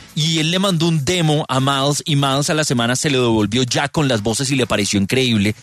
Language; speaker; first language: Spanish; native; Spanish